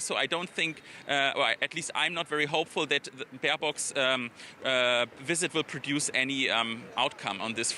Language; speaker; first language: English; non-native, fluent; German